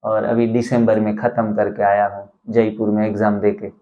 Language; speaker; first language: Hindi; non-native, local second language; Gujarati